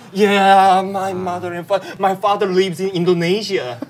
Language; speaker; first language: English; non-native, learner; Korean